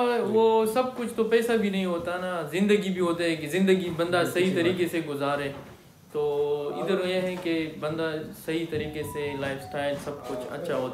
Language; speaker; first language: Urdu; non-native, local second language; Pashto